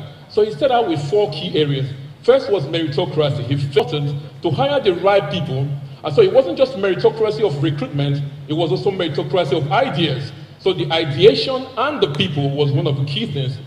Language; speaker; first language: English; non-native, local second language; Igbo